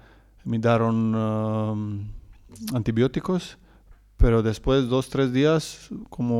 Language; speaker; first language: Spanish; non-native, learner; Croatian